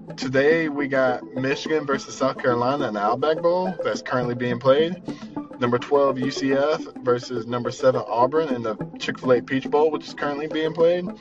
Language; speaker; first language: English; native; English